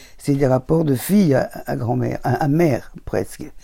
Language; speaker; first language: French; native; French